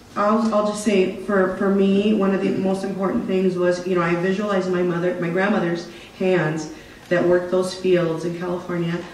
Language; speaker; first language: English; native; English